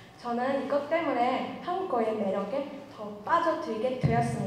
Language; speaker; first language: Korean; non-native, fluent; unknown